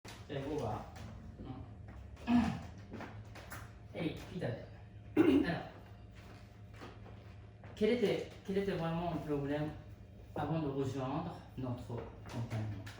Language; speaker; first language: French; non-native, fluent; Japanese